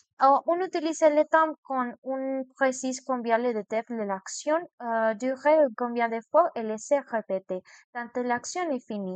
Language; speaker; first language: French; non-native, learner; Spanish